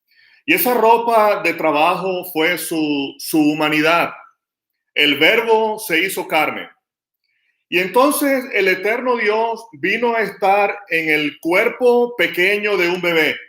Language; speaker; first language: Spanish; native; Spanish